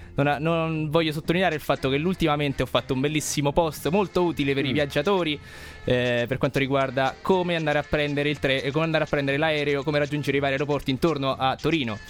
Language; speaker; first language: Italian; native; Italian